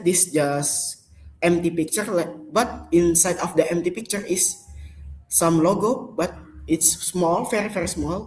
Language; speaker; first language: English; non-native, learner; Indonesian